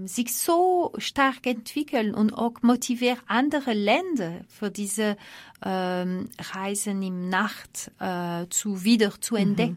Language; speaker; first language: German; non-native, fluent; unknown